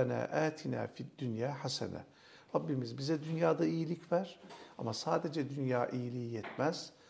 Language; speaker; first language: Turkish; native; Turkish